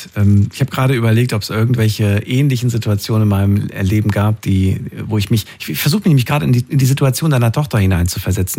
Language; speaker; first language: German; native; German